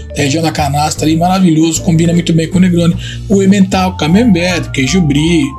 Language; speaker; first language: Portuguese; non-native, fluent; Italian